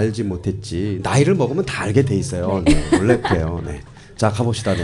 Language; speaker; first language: Korean; native; Korean